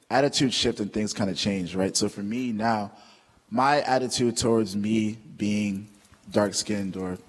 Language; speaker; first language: English; native; English